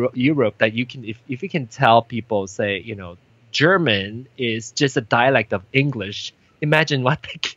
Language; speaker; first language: English; non-native, local second language; Min Nan Chinese